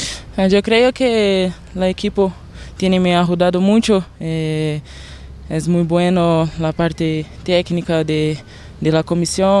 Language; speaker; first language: Spanish; non-native, learner; Portuguese